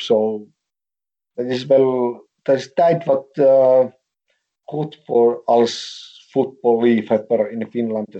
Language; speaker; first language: Dutch; non-native, fluent; Finnish